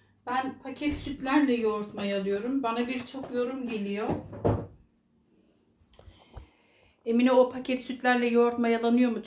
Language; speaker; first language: Turkish; native; Turkish